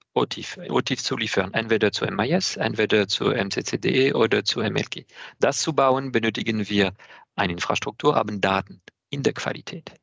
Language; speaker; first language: German; non-native, fluent; French